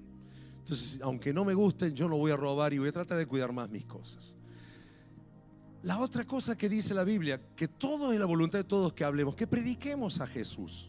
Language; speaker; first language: Spanish; native; Spanish